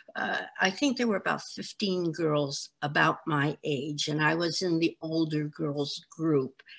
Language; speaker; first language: English; native; English